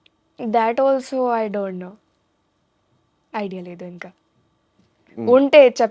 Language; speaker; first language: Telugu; non-native, learner; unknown